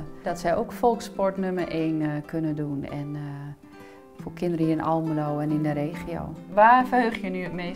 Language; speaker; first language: Dutch; native; Dutch